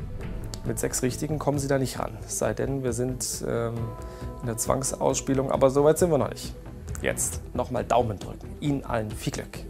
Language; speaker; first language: German; native; German